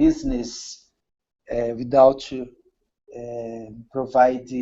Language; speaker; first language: English; non-native, learner; Portuguese